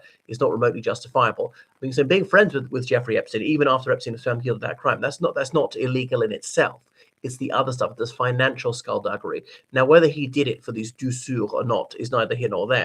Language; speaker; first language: English; native; English